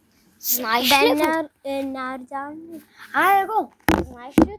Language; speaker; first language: Bulgarian; non-native, local second language; Turkish